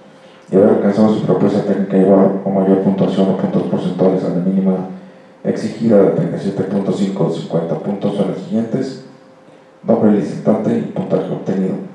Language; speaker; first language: Spanish; native; Spanish